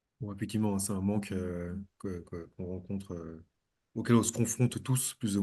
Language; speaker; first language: French; native; French